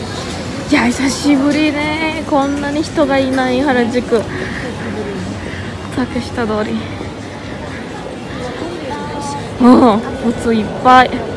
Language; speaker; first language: Japanese; non-native, fluent; Indonesian